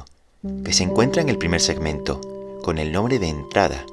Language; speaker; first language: Spanish; native; Spanish